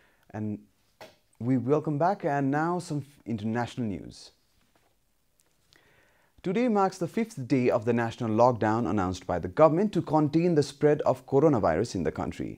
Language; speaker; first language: English; non-native, fluent; Nepali